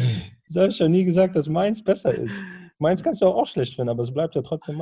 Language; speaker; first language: German; native; German